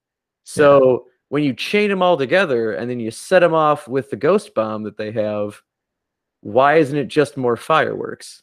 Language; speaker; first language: English; native; English